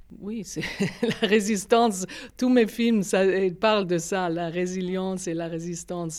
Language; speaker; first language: French; non-native, fluent; Arabic